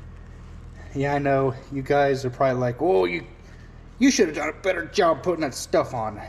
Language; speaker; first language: English; native; English